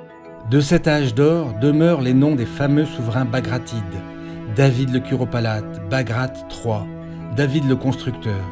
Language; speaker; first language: French; native; French